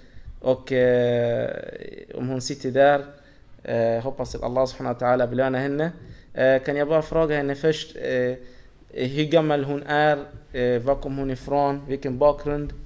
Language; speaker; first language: Swedish; non-native, fluent; Arabic